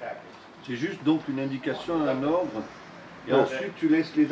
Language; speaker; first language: French; native; French